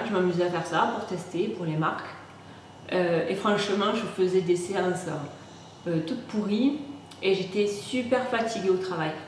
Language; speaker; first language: French; native; French